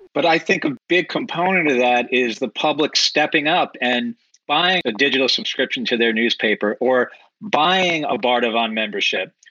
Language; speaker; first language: English; native; English